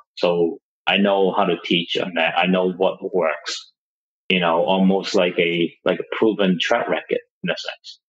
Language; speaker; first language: English; non-native, local second language; Cantonese